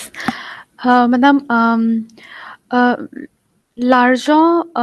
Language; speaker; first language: English; non-native, learner; Hindi